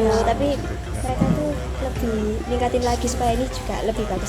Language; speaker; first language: Indonesian; native; Indonesian